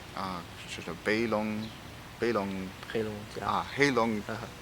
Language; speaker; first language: Chinese; non-native, learner; English